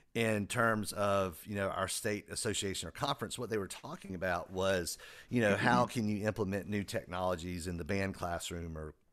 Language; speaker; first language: English; native; English